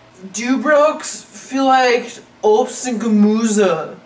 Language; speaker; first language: German; non-native, learner; English